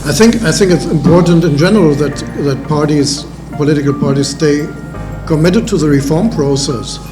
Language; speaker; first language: English; non-native, fluent; German